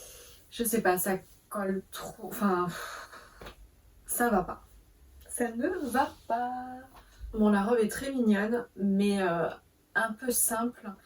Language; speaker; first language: French; native; French